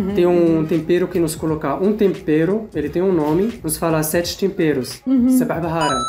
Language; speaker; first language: Portuguese; non-native, fluent; Arabic